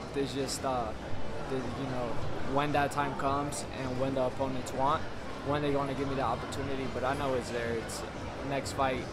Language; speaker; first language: English; native; English